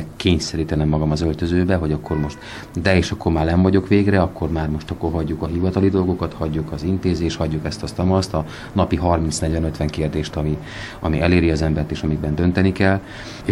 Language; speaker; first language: Hungarian; native; Hungarian